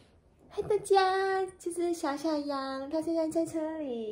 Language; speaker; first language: Chinese; non-native, fluent; Vietnamese